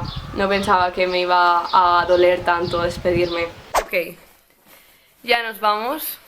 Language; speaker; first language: Spanish; native; Spanish